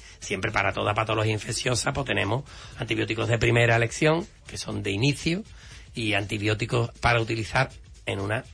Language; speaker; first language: Spanish; native; Spanish